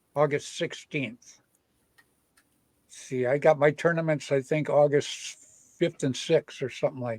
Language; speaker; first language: English; native; English